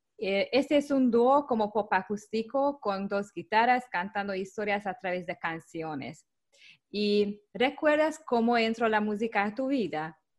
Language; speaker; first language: Spanish; non-native, learner; Hungarian